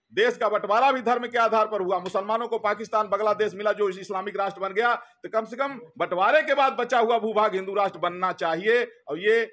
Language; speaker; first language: Hindi; native; Hindi